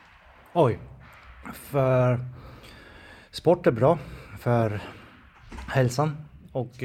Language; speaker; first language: Swedish; non-native, fluent; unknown